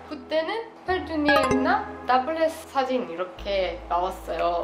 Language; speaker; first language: Korean; non-native, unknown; Persian